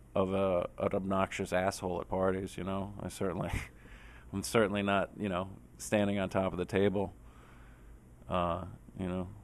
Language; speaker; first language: English; native; English